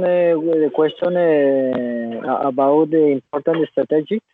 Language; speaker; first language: English; non-native, learner; Spanish